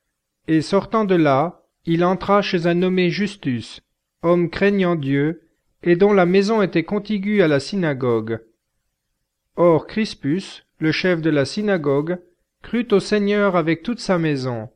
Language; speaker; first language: French; native; French